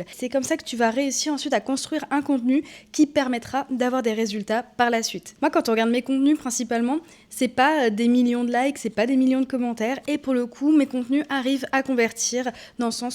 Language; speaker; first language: French; native; French